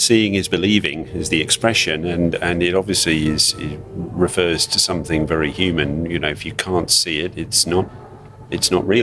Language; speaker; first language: English; native; English